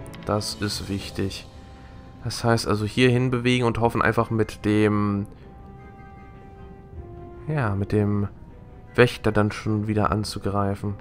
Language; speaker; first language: German; native; German